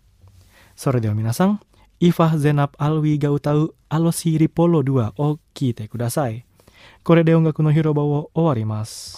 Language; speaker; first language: Japanese; non-native, fluent; Indonesian